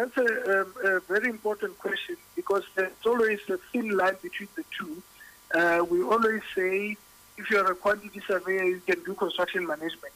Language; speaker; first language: English; non-native, local second language; Southern Sotho